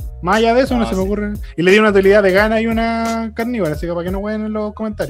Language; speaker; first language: Spanish; native; Spanish